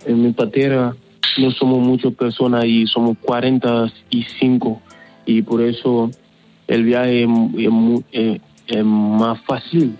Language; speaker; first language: Spanish; non-native, learner; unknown